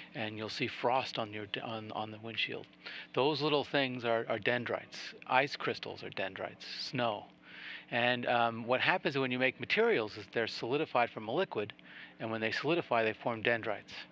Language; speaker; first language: English; native; English